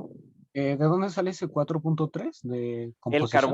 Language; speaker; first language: Spanish; native; Spanish